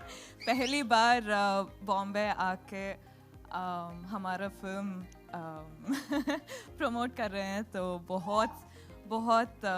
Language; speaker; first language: Hindi; non-native, local second language; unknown